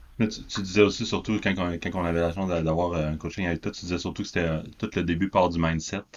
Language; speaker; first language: French; native; French